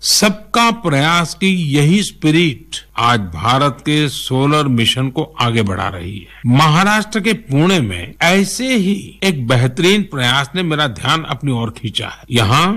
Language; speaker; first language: Hindi; non-native, local second language; Gujarati